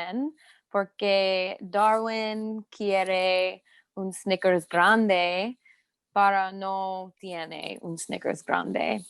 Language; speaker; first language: Spanish; non-native, learner; English